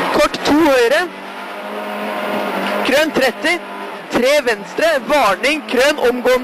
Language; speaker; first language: Norwegian; native; Norwegian